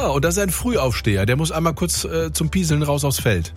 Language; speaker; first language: German; native; German